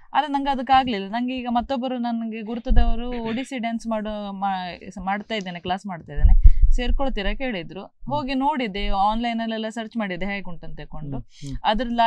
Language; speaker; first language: Kannada; native; Kannada